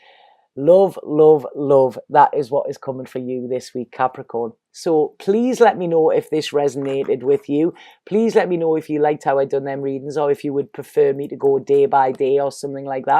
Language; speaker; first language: English; native; English